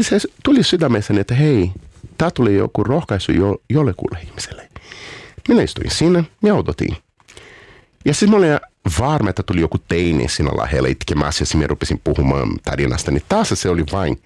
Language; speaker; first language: Finnish; non-native, learner; Portuguese